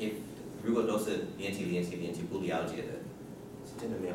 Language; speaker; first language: Chinese; non-native, learner; English